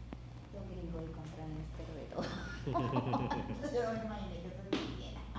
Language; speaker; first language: Spanish; native; Spanish